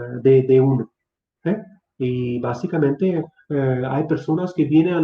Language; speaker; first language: Spanish; non-native, fluent; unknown